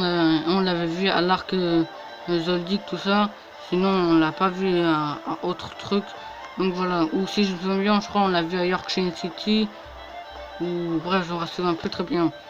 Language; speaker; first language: French; native; French